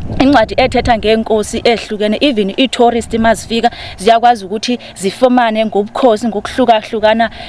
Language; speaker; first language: Zulu; non-native, local second language; Xhosa